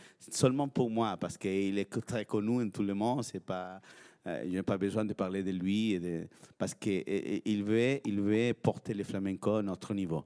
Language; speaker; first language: French; non-native, fluent; Spanish